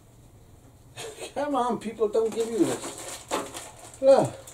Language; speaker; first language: English; native; English